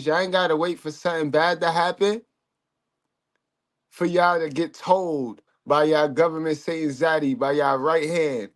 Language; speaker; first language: English; native; English